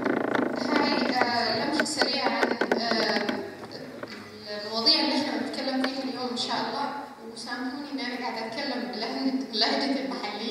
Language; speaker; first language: Arabic; native; Arabic